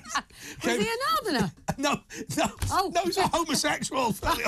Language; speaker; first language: English; native; English